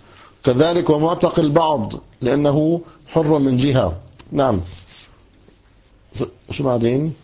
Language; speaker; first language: Arabic; native; Arabic